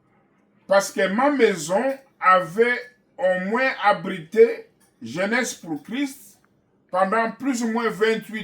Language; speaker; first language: French; non-native, local second language; Kongo